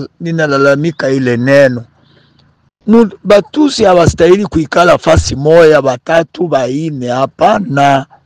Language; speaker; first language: Swahili; native; Swahili